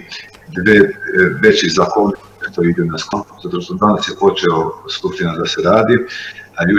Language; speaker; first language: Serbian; non-native, local second language; Albanian